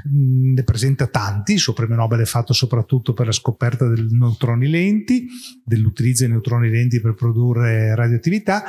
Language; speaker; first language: Italian; native; Italian